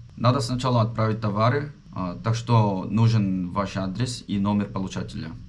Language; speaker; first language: Russian; non-native, fluent; Korean